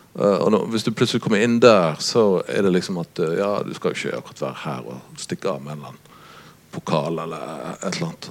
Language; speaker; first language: Norwegian; native; Norwegian